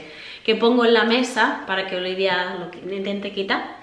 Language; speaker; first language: Spanish; native; Spanish